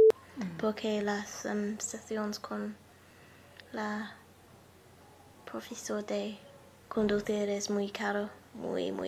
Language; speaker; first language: Spanish; non-native, learner; English